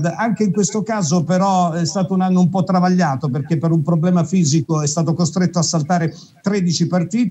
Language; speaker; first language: Italian; native; Italian